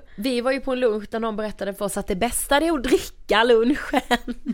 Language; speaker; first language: Swedish; early bilingual, other home language; Greek